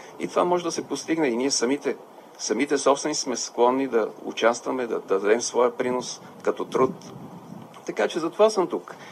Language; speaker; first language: Bulgarian; native; Bulgarian